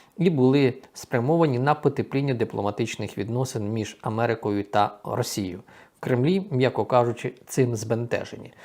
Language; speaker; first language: Ukrainian; native; Ukrainian